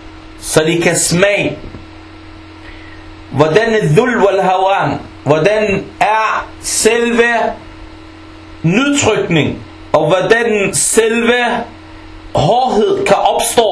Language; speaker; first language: Danish; non-native, fluent; Arabic